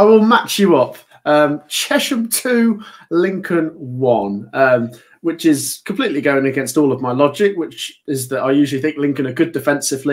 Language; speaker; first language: English; native; English